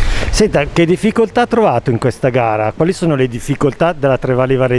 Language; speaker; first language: Italian; native; Italian